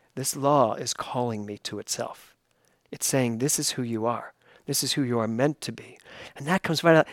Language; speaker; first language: English; native; English